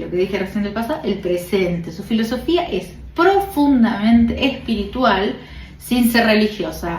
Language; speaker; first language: Spanish; native; Spanish